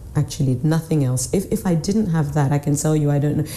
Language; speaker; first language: English; native; English